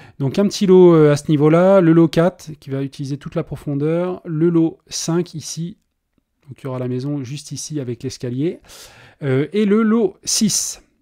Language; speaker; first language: French; native; French